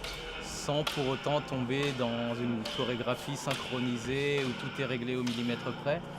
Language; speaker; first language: French; native; French